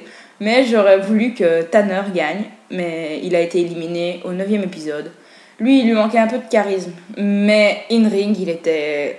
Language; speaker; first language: French; native; French